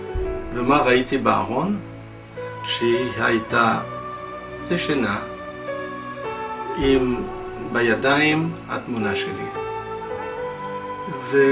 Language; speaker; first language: Hebrew; non-native, fluent; French